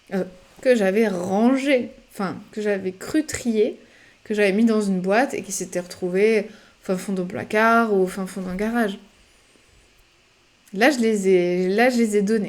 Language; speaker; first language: French; native; French